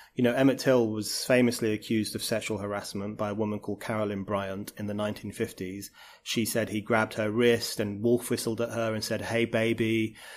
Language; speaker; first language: English; native; English